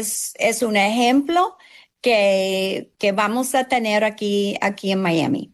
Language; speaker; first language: Spanish; non-native, fluent; English